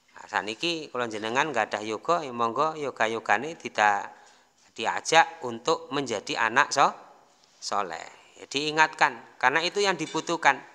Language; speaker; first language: Indonesian; non-native, local second language; Javanese